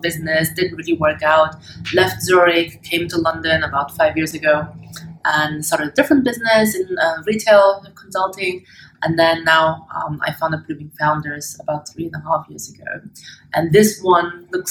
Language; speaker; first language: English; non-native, fluent; German